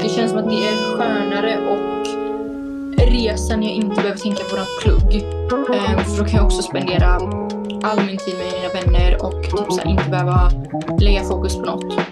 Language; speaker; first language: Swedish; early bilingual, heritage; Swedish